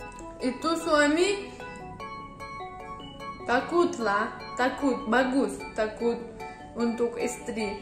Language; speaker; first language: Indonesian; non-native, learner; Russian